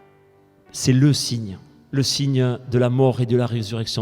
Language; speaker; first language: French; native; French